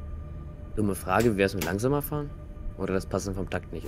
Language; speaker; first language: German; native; German